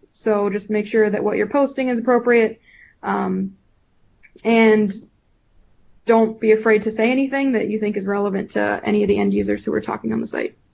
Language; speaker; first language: English; native; English